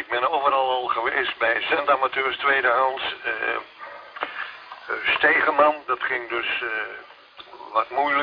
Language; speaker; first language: Dutch; native; Dutch